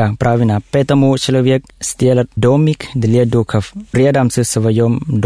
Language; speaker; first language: Russian; non-native, learner; Thai